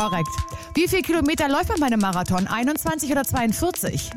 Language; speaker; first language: German; native; German